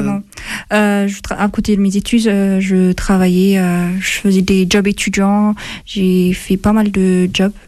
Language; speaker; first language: French; non-native, fluent; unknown